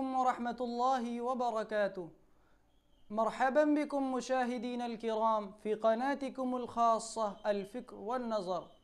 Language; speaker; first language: Arabic; non-native, fluent; Urdu